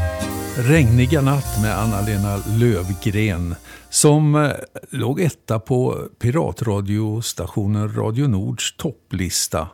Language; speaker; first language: Swedish; native; Swedish